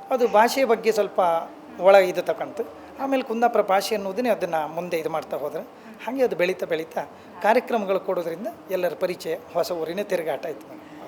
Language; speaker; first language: Kannada; native; Kannada